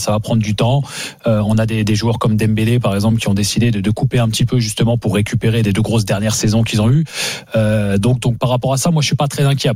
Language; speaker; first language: French; native; French